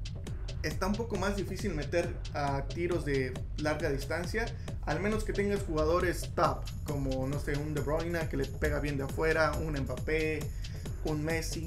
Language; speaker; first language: Spanish; native; Spanish